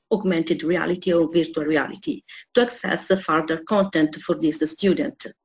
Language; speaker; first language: English; non-native, fluent; Italian